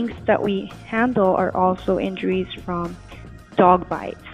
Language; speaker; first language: English; non-native, local second language; Filipino